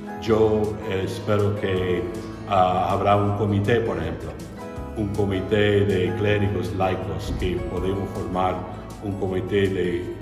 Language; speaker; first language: Spanish; non-native, fluent; English